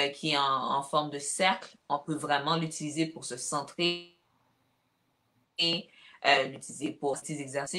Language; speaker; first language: French; native; French